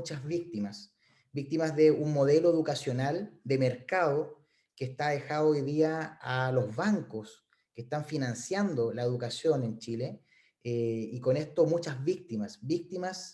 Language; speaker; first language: Spanish; native; Spanish